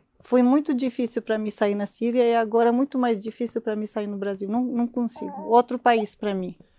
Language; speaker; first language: Portuguese; non-native, learner; Arabic